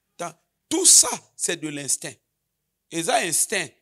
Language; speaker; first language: French; non-native, local second language; Lingala